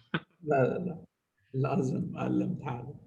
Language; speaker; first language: Arabic; non-native, learner; Hindi